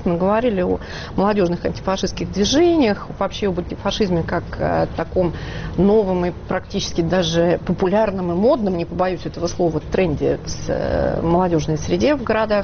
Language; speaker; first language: Russian; native; Russian